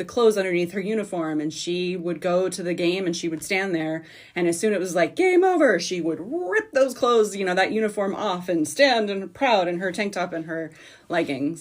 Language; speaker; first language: English; native; English